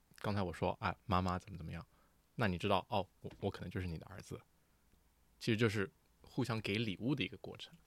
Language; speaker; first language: Chinese; early bilingual, heritage; Chinese